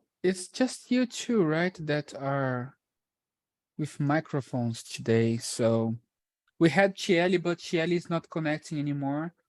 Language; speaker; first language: English; non-native, fluent; Portuguese